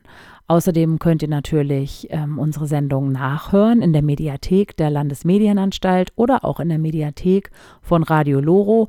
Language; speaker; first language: German; native; German